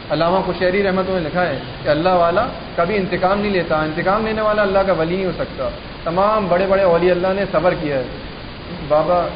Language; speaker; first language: Urdu; native; Urdu